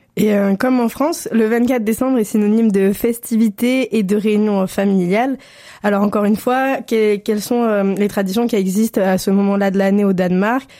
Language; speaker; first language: French; native; French